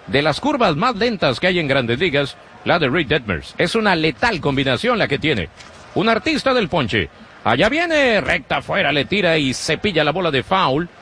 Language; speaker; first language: Spanish; native; Spanish